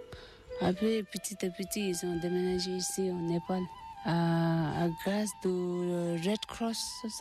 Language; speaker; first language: French; non-native, learner; Tibetan